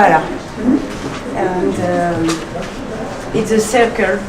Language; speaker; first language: English; non-native, learner; French